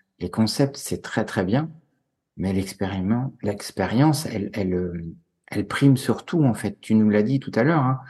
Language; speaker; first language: French; native; French